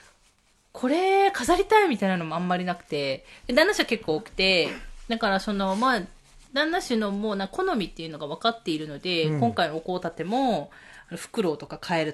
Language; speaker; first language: Japanese; native; Japanese